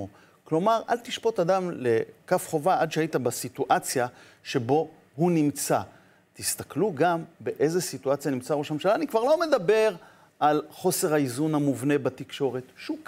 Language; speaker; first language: Hebrew; native; Hebrew